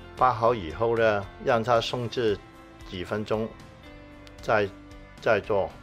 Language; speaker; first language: Chinese; non-native, local second language; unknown